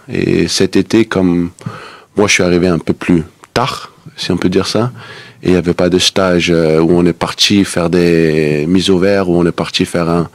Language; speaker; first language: French; non-native, fluent; Danish